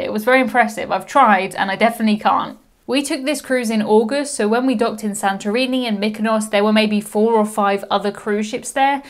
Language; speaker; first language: English; native; English